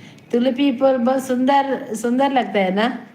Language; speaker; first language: Hindi; non-native, local second language; Tulu